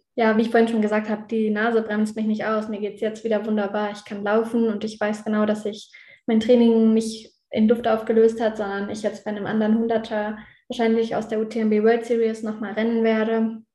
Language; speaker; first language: German; native; German